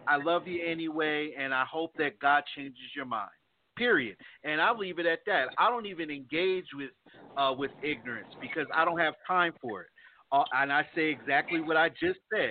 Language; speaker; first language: English; native; English